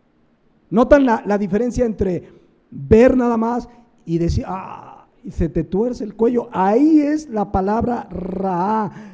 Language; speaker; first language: Spanish; native; Spanish